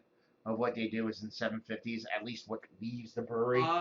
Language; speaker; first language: English; native; English